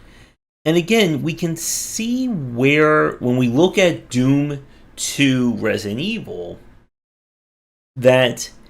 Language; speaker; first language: English; native; English